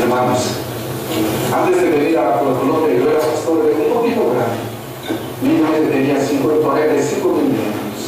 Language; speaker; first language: Spanish; non-native, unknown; Korean